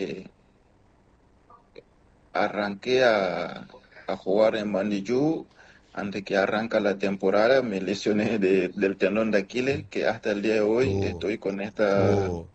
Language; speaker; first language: Spanish; non-native, fluent; Mossi